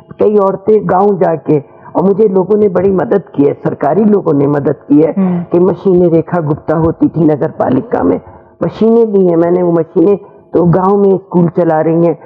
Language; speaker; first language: Hindi; native; Hindi